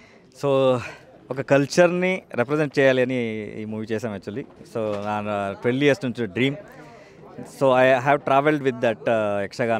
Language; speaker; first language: Telugu; non-native, learner; Kannada